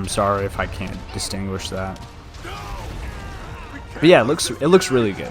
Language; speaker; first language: English; native; English